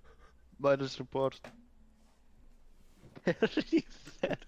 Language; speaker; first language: English; non-native, fluent; Icelandic